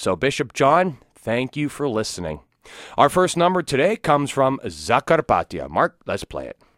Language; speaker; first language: English; native; English